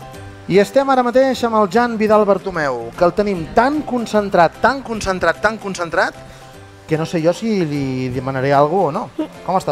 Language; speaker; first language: Catalan; native; Catalan